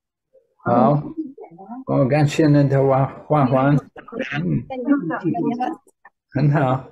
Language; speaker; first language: Chinese; non-native, learner; English